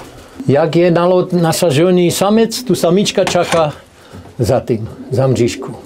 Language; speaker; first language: Polish; non-native, learner; Czech